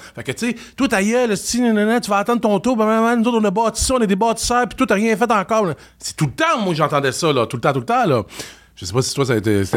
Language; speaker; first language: French; native; French